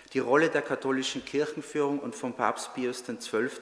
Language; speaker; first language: German; native; German